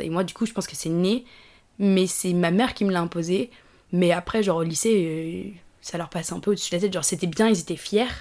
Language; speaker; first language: French; native; French